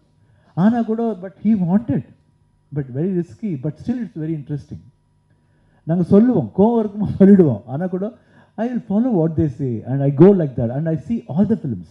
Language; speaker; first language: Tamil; non-native, local second language; Kannada